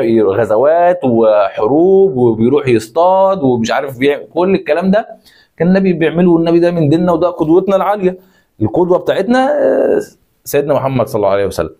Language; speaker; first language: Arabic; native; Arabic